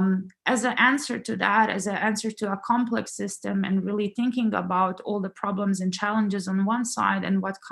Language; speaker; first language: English; non-native, fluent; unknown